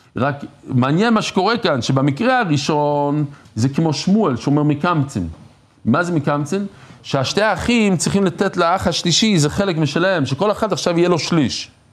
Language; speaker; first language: Hebrew; non-native, fluent; English